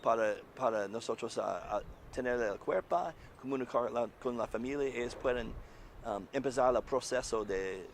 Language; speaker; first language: Spanish; non-native, learner; English